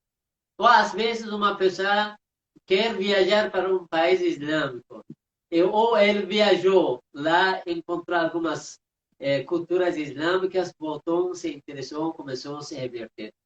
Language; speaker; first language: Portuguese; non-native, fluent; Persian